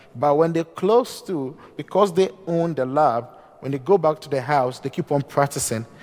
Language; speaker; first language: English; non-native, local second language; Akan